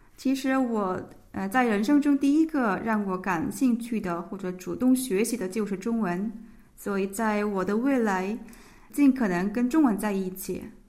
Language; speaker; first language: Chinese; non-native, fluent; Korean